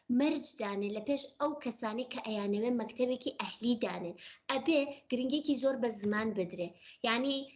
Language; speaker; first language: Central Kurdish; non-native, local second language; Gurani